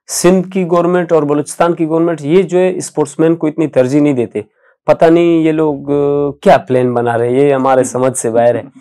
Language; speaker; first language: Urdu; non-native, local second language; Baluchi